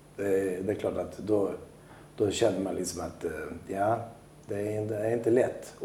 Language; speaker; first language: Swedish; early bilingual, other home language; Albanian